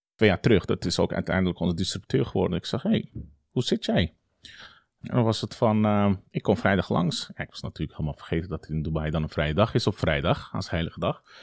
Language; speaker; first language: Dutch; early bilingual, other home language; Turkish